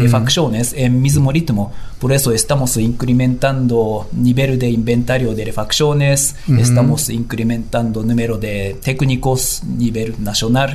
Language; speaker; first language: Spanish; non-native, learner; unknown